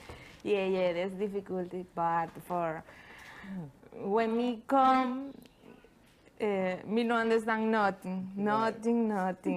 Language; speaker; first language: English; non-native, learner; Spanish